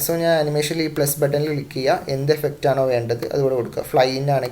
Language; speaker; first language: Malayalam; native; Malayalam